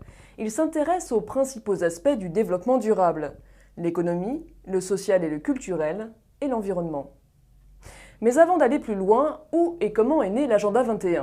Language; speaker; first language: French; native; French